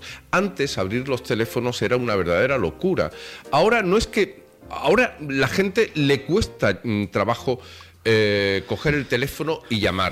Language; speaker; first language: Spanish; native; Spanish